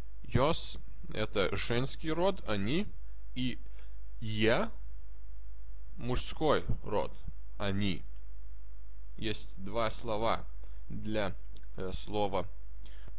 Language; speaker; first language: Russian; non-native, fluent; Lithuanian